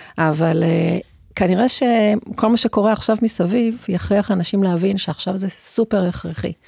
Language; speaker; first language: Hebrew; native; Hebrew